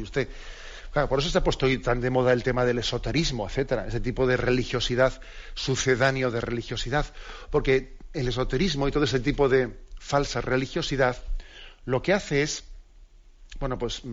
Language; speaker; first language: Spanish; native; Spanish